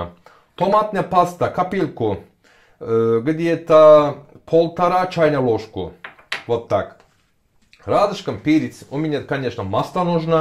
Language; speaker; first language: Russian; non-native, learner; Turkish